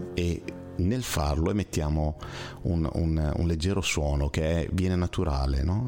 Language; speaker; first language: Italian; native; Italian